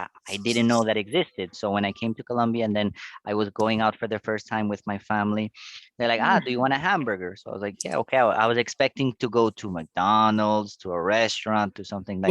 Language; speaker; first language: English; non-native, fluent; Spanish